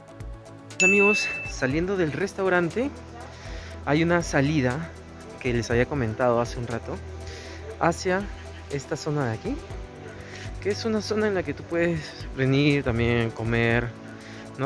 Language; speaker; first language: Spanish; native; Spanish